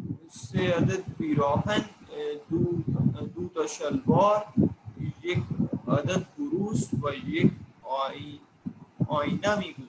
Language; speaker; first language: Persian; non-native, learner; Urdu